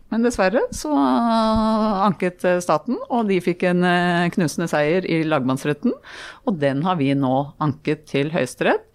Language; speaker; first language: Norwegian; native; Norwegian